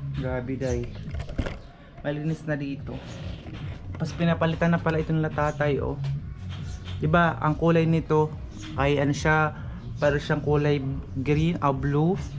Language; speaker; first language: Filipino; non-native, local second language; Cebuano